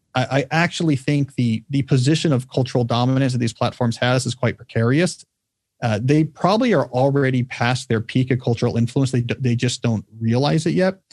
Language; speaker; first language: English; native; English